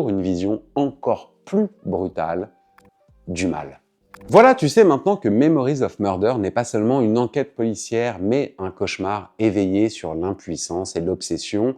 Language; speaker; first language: French; native; French